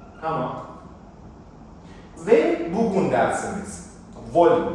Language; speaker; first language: Turkish; non-native, fluent; Persian